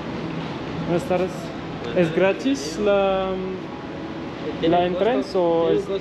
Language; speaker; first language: Spanish; non-native, learner; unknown